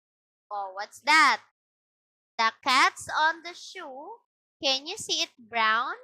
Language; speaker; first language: English; non-native, local second language; Filipino